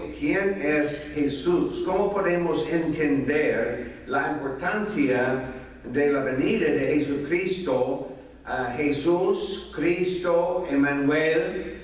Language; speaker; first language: Spanish; non-native, fluent; English